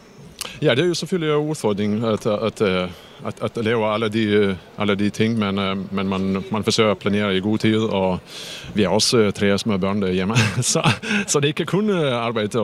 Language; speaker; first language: Danish; non-native, fluent; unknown